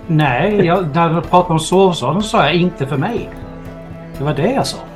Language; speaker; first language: Swedish; native; Swedish